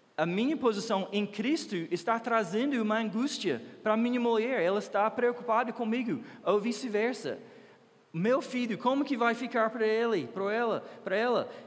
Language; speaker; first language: Portuguese; non-native, fluent; English